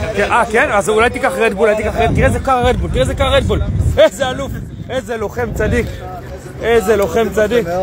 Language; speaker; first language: Hebrew; native; Hebrew